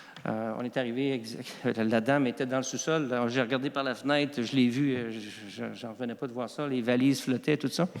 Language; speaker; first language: French; native; French